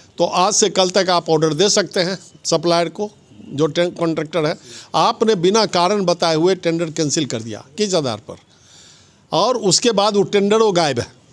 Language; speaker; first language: Hindi; native; Hindi